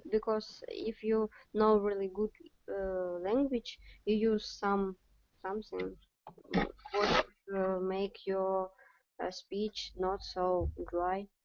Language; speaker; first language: English; non-native, learner; Russian